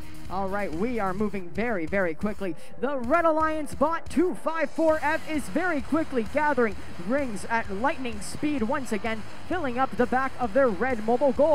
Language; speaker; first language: English; native; English